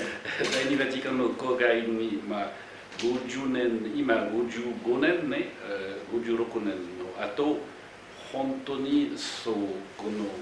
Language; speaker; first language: Japanese; non-native, fluent; French